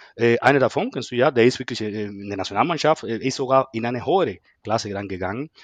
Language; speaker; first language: German; non-native, fluent; Spanish